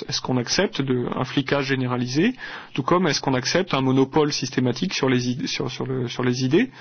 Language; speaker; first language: French; native; French